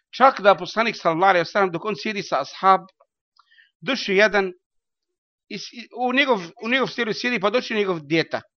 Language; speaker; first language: Bosnian; non-native, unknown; Arabic